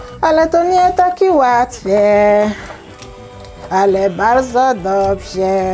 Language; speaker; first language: Polish; non-native, learner; Igbo